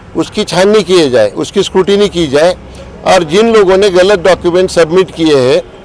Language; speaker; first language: Hindi; non-native, local second language; Marathi